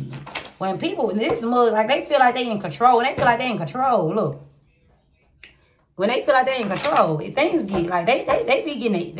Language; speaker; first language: English; native; English